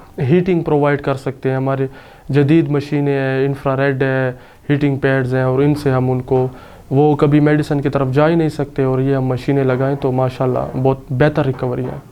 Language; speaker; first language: Urdu; non-native, local second language; Saraiki